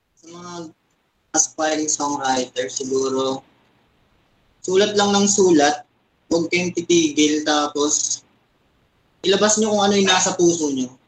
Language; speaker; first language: Filipino; native; Filipino